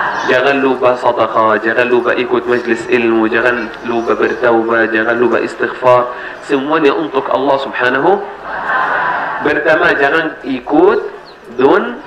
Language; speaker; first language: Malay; non-native, learner; Arabic